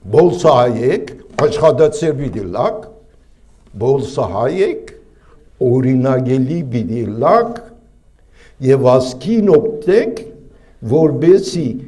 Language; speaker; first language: Armenian; native; Armenian